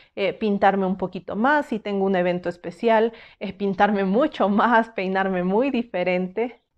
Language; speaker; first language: Spanish; native; Spanish